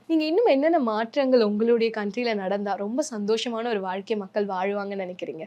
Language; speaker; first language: Tamil; native; Tamil